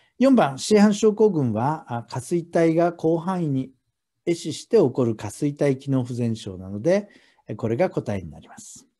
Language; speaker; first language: Japanese; native; Japanese